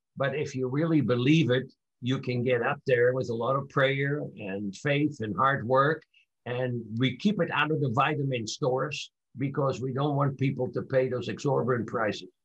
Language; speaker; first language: English; non-native, fluent; Dutch